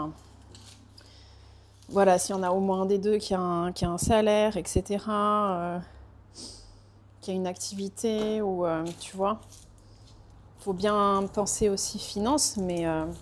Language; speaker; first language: French; native; French